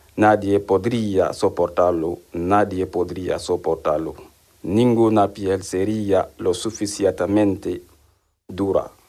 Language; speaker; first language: Spanish; non-native, learner; Wolof